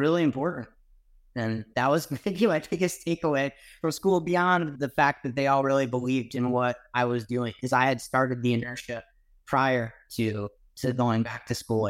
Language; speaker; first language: English; native; English